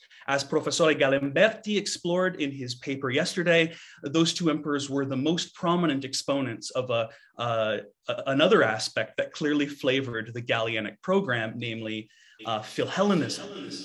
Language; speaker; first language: English; native; English